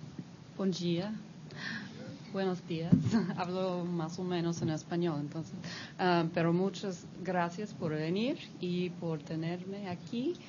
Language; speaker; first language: Spanish; non-native, learner; English